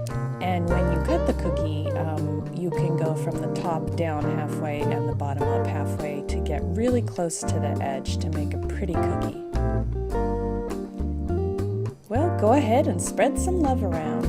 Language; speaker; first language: English; native; English